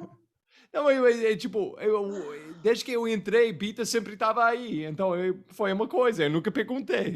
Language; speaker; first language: Portuguese; non-native, fluent; English